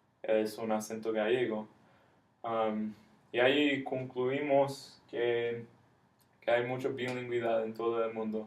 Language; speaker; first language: Spanish; non-native, fluent; English